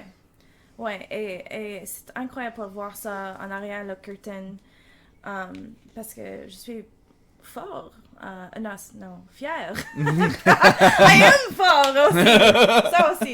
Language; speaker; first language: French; non-native, learner; English